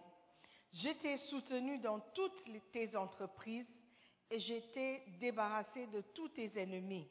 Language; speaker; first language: French; non-native, fluent; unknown